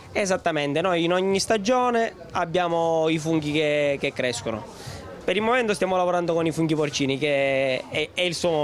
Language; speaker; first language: Italian; native; Italian